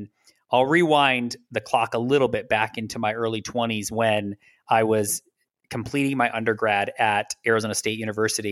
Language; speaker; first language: English; native; English